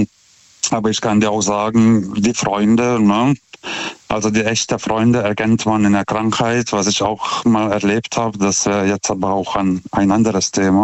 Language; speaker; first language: German; non-native, fluent; Lithuanian